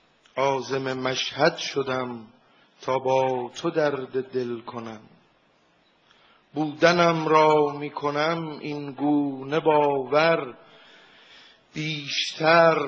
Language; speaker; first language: Persian; native; Persian